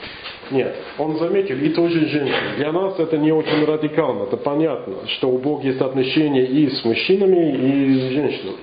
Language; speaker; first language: Russian; non-native, learner; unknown